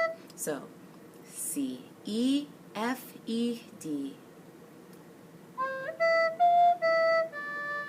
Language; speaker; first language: English; native; English